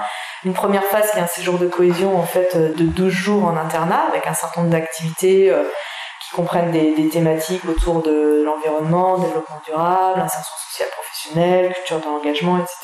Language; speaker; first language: French; native; French